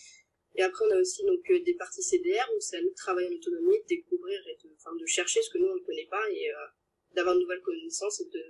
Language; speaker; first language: French; native; French